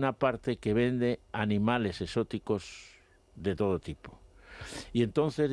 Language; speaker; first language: Spanish; native; Spanish